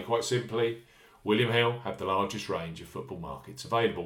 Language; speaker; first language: English; native; English